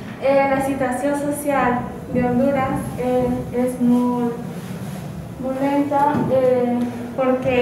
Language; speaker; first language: Catalan; non-native, learner; Spanish